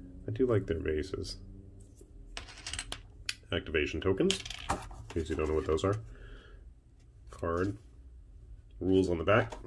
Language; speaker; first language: English; native; English